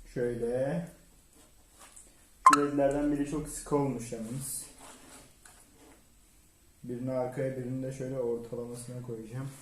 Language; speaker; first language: Turkish; native; Turkish